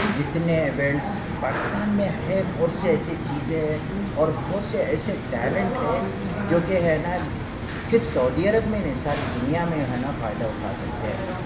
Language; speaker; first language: Urdu; non-native, fluent; Arabic